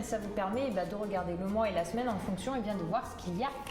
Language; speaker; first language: French; native; French